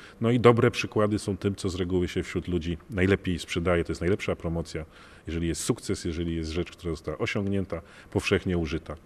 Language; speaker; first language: Polish; native; Polish